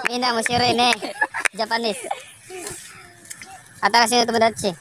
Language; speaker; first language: Japanese; non-native, learner; Cebuano